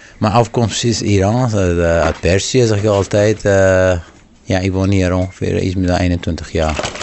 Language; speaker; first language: Dutch; non-native, fluent; Persian